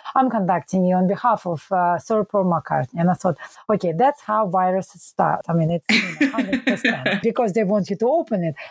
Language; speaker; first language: English; non-native, fluent; Russian